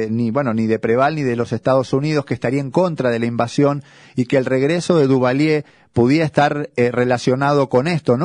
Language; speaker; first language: Spanish; native; Spanish